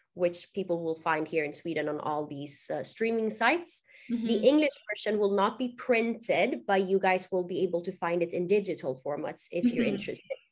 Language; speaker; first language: English; non-native, fluent; Swedish